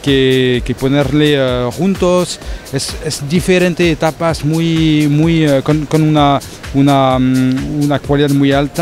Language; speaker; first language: Spanish; non-native, fluent; French